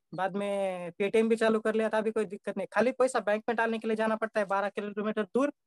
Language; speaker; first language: Hindi; non-native, local second language; Marathi